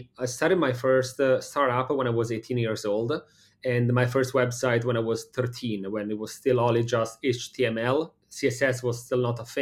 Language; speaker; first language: English; non-native, fluent; Italian